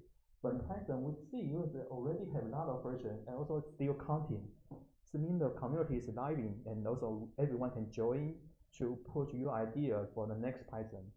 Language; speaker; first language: English; non-native, learner; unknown